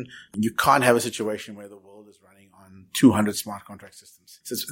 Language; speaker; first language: English; native; English